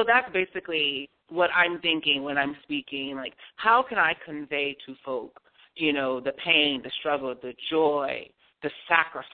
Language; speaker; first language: English; native; English